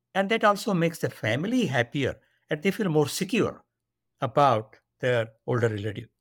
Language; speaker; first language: English; non-native, local second language; Marathi